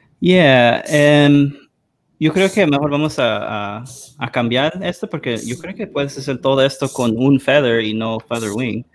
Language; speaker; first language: Spanish; early bilingual, heritage; Spanish